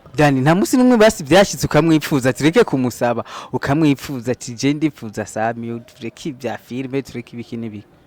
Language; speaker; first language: Rundi; native; Rundi